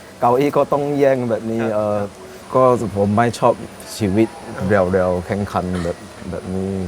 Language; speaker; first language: Thai; non-native, learner; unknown